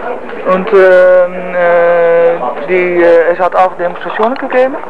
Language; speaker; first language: German; non-native, learner; Dutch